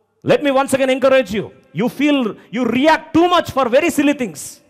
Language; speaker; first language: English; non-native, local second language; Telugu